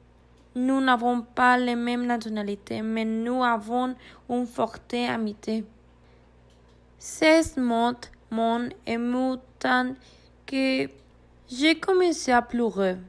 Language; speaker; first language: French; non-native, learner; Spanish